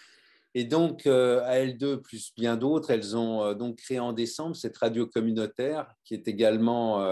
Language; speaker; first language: French; native; French